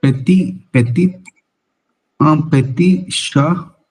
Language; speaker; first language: French; non-native, learner; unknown